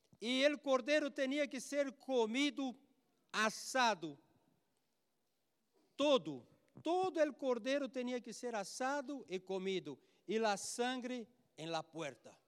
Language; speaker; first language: Spanish; non-native, learner; Portuguese